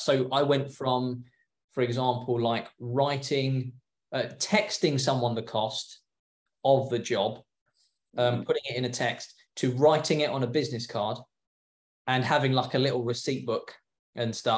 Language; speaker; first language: English; native; English